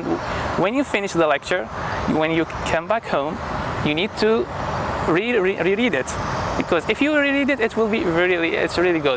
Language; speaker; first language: English; non-native, fluent; Arabic